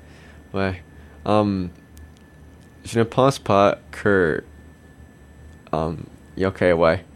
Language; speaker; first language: French; non-native, local second language; English